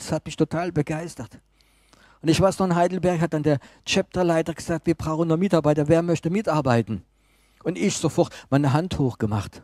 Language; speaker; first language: German; non-native, fluent; French